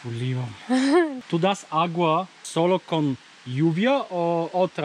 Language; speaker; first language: Spanish; non-native, learner; Bulgarian